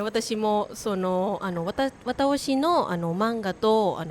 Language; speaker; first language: Japanese; non-native, learner; Thai